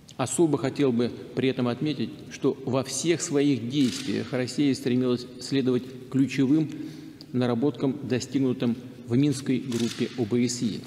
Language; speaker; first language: Russian; native; Russian